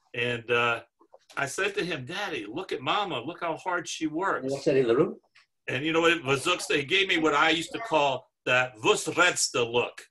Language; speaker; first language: English; native; English